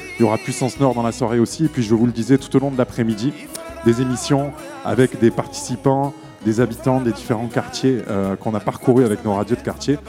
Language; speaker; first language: French; native; French